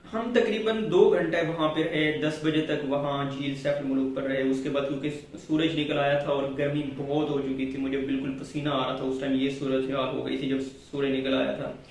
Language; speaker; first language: Urdu; non-native, local second language; Punjabi